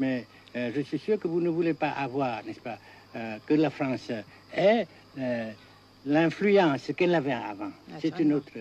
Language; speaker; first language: French; non-native, local second language; Vietnamese